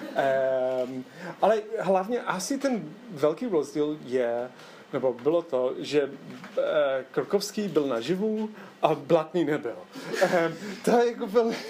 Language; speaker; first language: Czech; non-native, fluent; English